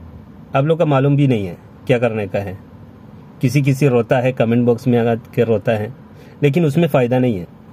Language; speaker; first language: Hindi; non-native, local second language; Malayalam